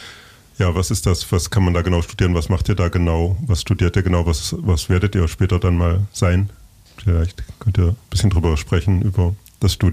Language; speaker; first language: German; native; German